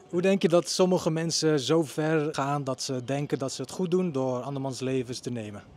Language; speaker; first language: Dutch; early bilingual, other home language; Bosnian